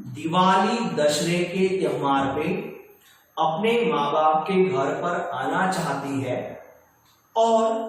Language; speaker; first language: Hindi; non-native, local second language; Marathi